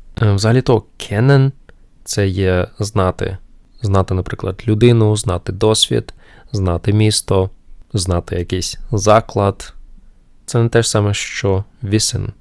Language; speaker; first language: Ukrainian; non-native, local second language; Russian